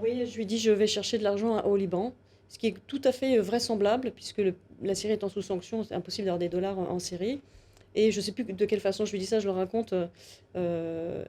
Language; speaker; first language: French; native; French